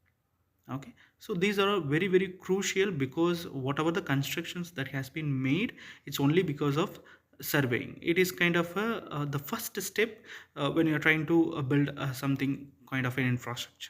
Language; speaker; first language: English; non-native, local second language; Tamil